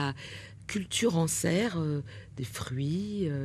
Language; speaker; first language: French; native; French